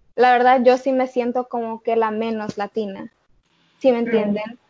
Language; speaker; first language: Spanish; early bilingual, heritage; Spanish